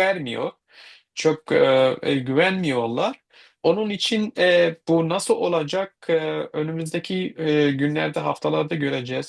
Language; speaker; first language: Turkish; non-native, fluent; Kurdish